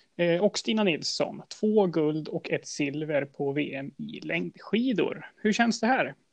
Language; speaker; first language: Swedish; native; Swedish